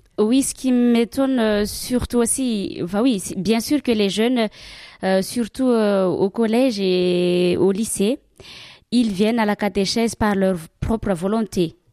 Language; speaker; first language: French; non-native, local second language; Malagasy